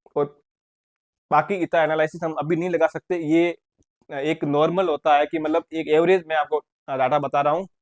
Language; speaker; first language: Hindi; native; Hindi